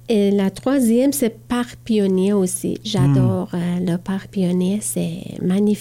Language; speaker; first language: French; non-native, learner; Persian